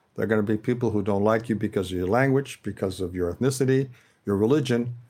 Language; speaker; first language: English; native; English